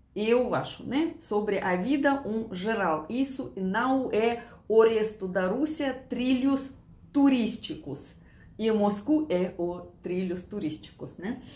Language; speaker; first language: Portuguese; non-native, learner; Russian